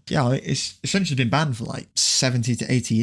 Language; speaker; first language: English; native; English